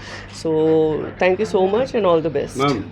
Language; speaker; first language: Tamil; non-native, fluent; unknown